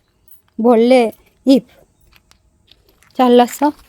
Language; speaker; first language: Korean; non-native, learner; Bangla